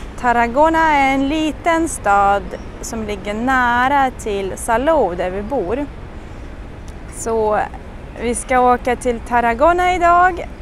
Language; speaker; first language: Swedish; non-native, fluent; Russian